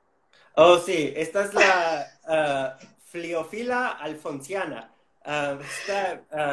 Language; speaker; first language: Spanish; non-native, fluent; English